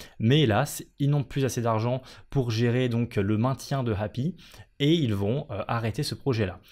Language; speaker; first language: French; native; French